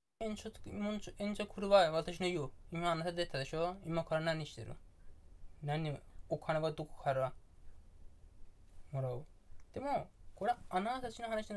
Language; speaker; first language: Japanese; non-native, learner; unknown